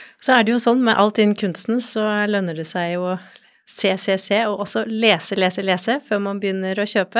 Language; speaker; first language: Norwegian; native; Norwegian